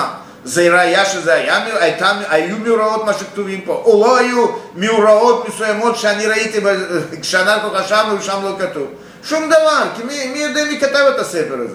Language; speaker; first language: Hebrew; non-native, fluent; Russian